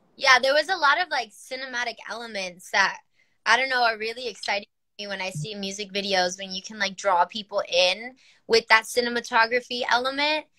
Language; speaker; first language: English; early bilingual, other home language; Spanish